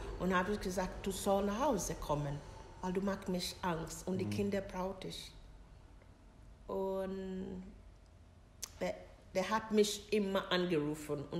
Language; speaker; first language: German; non-native, learner; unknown